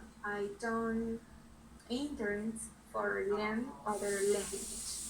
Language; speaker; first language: English; non-native, learner; Spanish